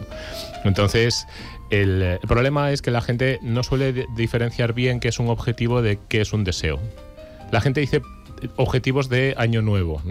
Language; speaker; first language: Spanish; native; Spanish